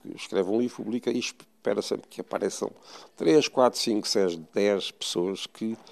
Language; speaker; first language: Portuguese; native; Portuguese